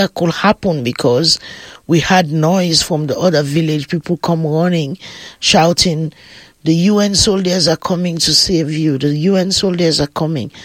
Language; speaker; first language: English; non-native, local second language; Krio